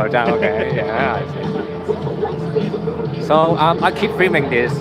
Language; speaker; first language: English; non-native, learner; Cantonese